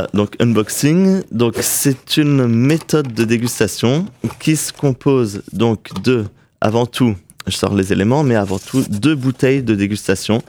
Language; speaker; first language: French; native; French